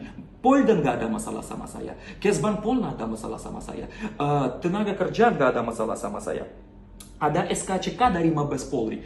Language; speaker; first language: Indonesian; non-native, learner; Russian